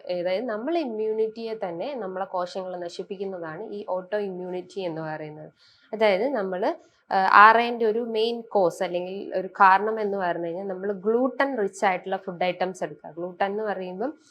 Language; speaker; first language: Malayalam; native; Malayalam